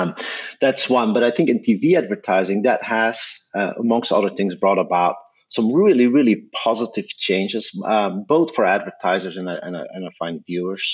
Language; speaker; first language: English; non-native, fluent; Dutch